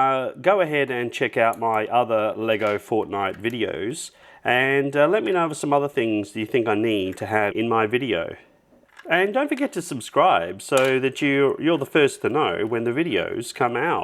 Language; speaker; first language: English; native; English